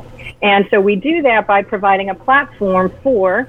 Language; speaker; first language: English; native; English